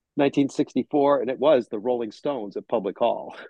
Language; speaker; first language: English; native; English